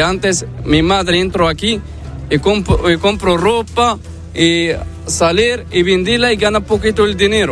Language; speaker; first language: Spanish; non-native, learner; Arabic